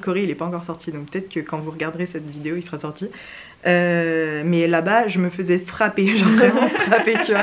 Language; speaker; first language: French; native; French